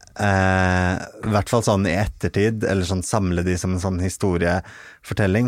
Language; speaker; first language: Norwegian; early bilingual, other home language; Arabic